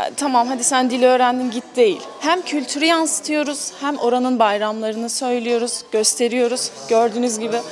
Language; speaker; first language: Turkish; early bilingual, heritage; Turkish